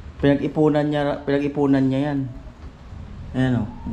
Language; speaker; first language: Filipino; native; Filipino